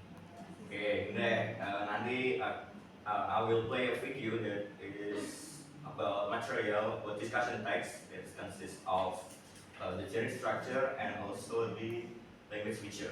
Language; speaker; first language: English; non-native, learner; Indonesian